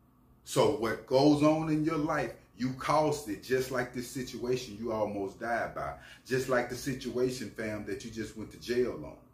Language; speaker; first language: English; native; English